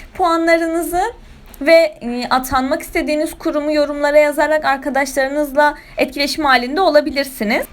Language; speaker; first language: Turkish; native; Turkish